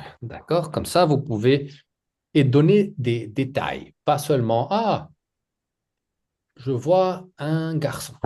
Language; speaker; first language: French; non-native, fluent; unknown